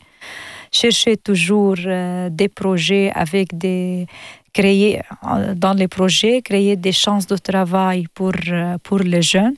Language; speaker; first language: French; non-native, learner; Arabic